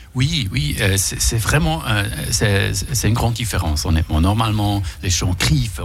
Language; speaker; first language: French; non-native, fluent; Swiss German